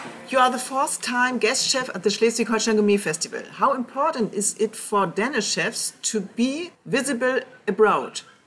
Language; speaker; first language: English; non-native, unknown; German